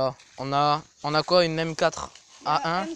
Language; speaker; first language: French; native; French